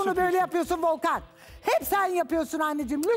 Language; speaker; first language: Turkish; native; Turkish